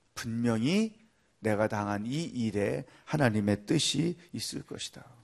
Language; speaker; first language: Korean; native; Korean